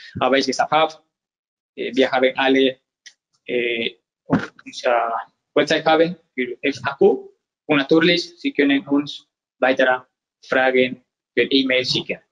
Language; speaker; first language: German; non-native, learner; Spanish